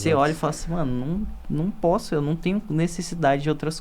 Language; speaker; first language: Portuguese; native; Portuguese